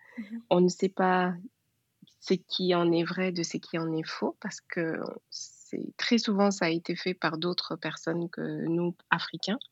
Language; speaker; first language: French; non-native, local second language; Wolof